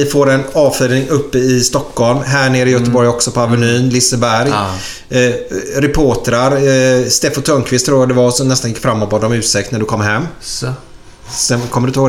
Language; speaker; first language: Swedish; native; Swedish